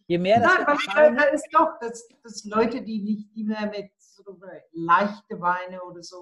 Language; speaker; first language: German; non-native, learner; Afrikaans